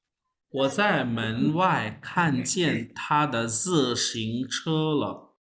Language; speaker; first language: Chinese; non-native, fluent; Urdu